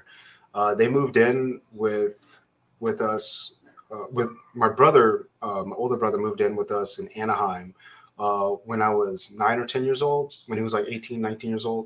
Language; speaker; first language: English; native; English